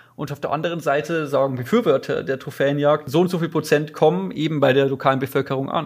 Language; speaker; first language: German; native; German